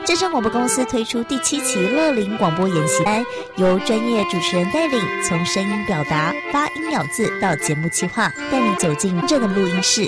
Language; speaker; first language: Chinese; native; Chinese